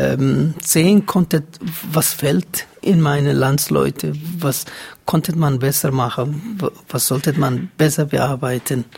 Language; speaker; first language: German; non-native, fluent; Somali